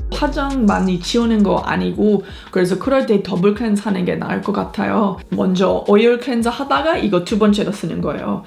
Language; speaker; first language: Korean; non-native, fluent; English